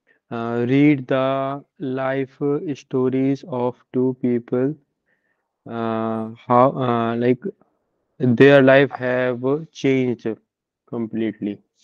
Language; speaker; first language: English; non-native, local second language; Hindi